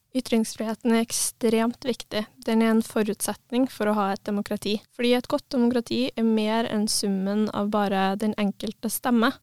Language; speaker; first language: Norwegian; native; Norwegian